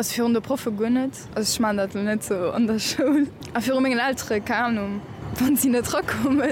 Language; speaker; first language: German; non-native, local second language; Luxembourgish